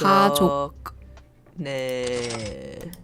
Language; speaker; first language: Korean; non-native, learner; English